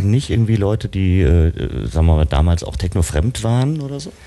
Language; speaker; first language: German; native; German